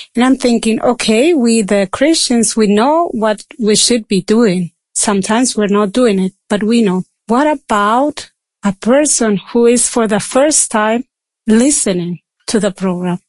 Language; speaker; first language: English; non-native, fluent; Spanish